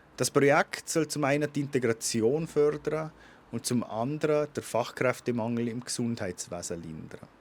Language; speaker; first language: German; native; German